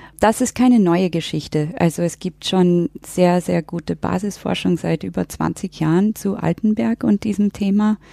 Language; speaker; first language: German; non-native, fluent; English